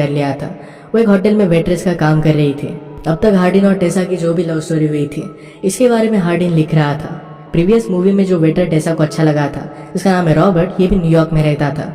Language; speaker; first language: Hindi; native; Hindi